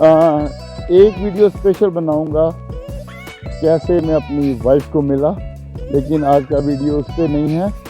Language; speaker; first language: Hindi; non-native, local second language; Punjabi